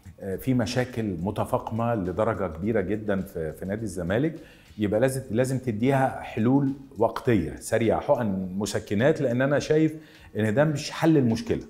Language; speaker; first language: Arabic; native; Arabic